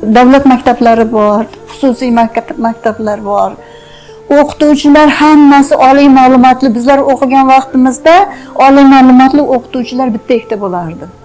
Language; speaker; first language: Uzbek; non-native, local second language; Russian